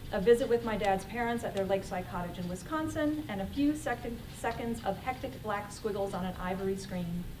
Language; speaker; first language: English; native; English